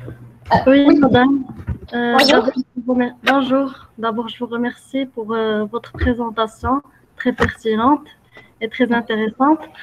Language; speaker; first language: French; non-native, local second language; Arabic